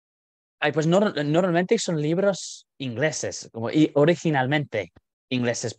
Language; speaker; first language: Spanish; non-native, fluent; English